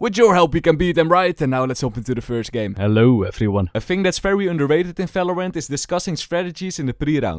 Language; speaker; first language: English; non-native, fluent; Dutch